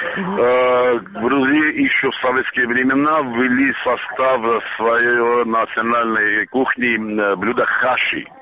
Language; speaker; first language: Russian; non-native, local second language; Armenian